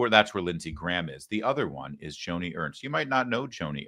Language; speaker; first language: English; native; English